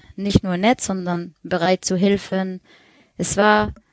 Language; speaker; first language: German; non-native, fluent; Spanish